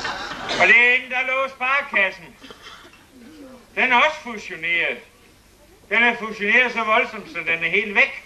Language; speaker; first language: Danish; native; Danish